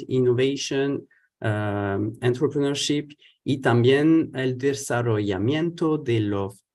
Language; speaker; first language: Spanish; non-native, fluent; French